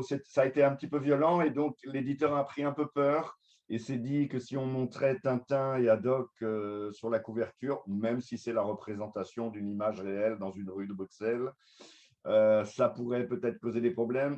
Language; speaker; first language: French; native; French